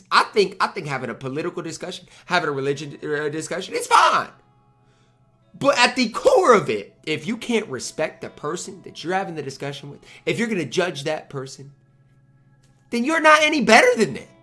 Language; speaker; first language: English; native; English